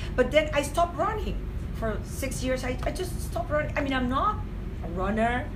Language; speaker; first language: English; non-native, fluent; Spanish